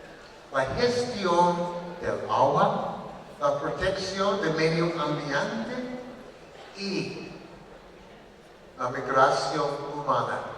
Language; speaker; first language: Spanish; non-native, learner; English